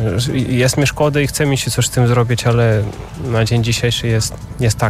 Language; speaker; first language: Polish; non-native, fluent; Russian